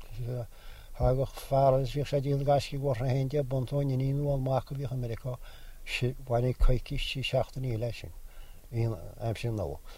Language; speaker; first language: Irish; native; Irish